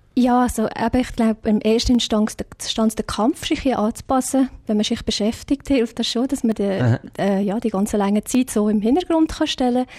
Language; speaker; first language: German; non-native, fluent; Afrikaans